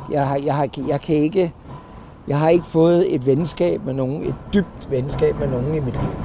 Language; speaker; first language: Danish; native; Danish